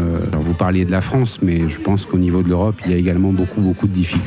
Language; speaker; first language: French; native; French